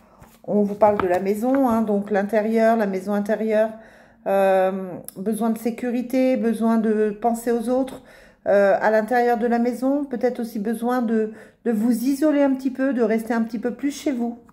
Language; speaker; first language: French; native; French